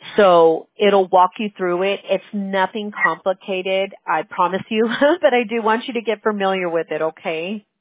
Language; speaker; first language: English; early bilingual, other home language; Spanish